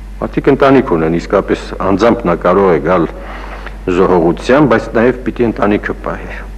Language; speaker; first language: Armenian; native; Armenian